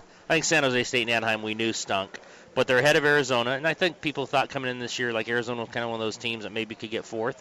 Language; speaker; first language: English; native; English